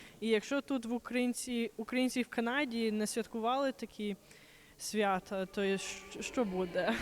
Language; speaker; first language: Ukrainian; early bilingual, heritage; Ukrainian